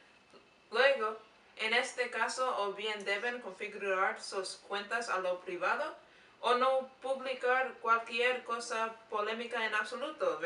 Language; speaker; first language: Spanish; non-native, learner; English